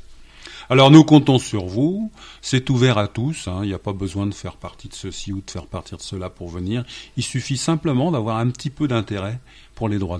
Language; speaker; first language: French; native; French